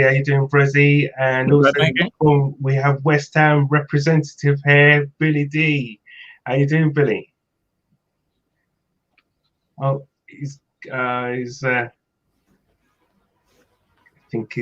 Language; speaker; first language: English; native; English